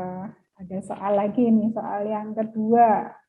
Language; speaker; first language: Indonesian; native; Indonesian